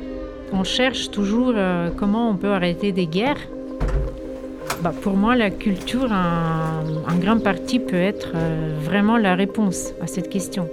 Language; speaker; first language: French; non-native, fluent; Ukrainian